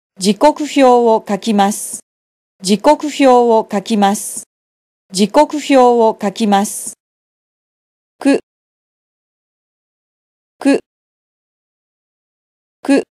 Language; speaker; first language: Japanese; non-native, fluent; Vietnamese